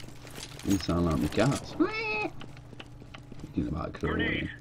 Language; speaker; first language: English; native; English